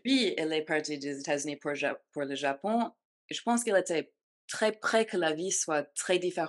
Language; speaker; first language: French; non-native, fluent; English